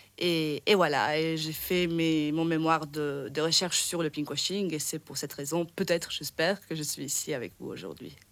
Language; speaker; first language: French; non-native, fluent; Italian